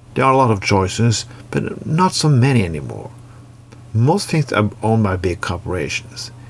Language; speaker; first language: English; non-native, fluent; Norwegian